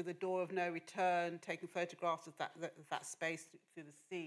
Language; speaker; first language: English; native; English